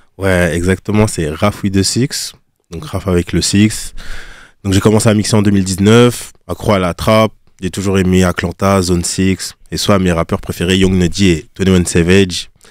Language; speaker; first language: French; early bilingual, other home language; Lingala